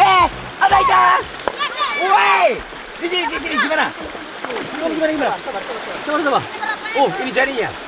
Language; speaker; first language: Indonesian; non-native, fluent; Japanese